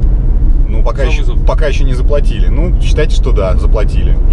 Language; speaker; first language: Russian; native; Russian